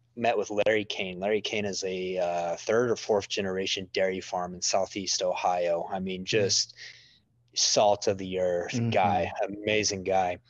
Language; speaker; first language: English; native; English